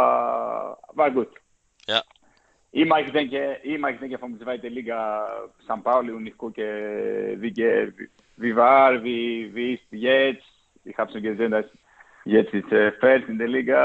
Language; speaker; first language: German; non-native, learner; Greek